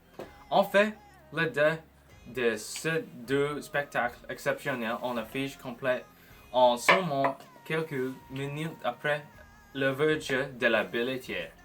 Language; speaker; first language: French; non-native, learner; English